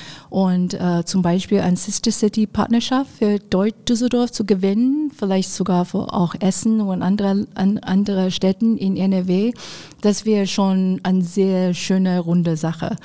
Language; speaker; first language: German; non-native, fluent; Chinese